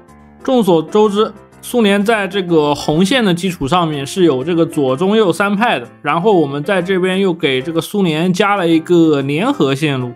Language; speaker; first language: Chinese; native; Chinese